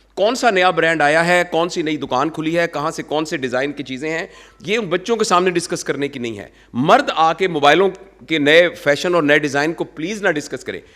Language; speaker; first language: Urdu; non-native, local second language; Punjabi